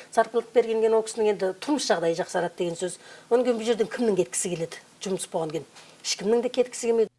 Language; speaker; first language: Kazakh; early bilingual, heritage; Kazakh